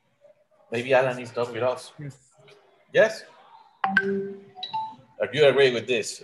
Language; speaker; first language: English; non-native, learner; Spanish